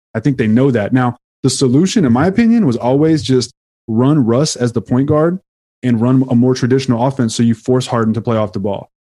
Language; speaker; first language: English; native; English